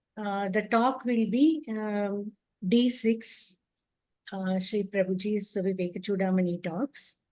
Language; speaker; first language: English; non-native, local second language; Kannada